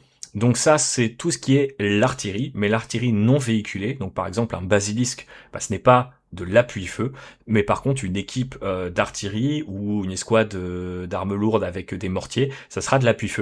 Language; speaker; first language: French; native; French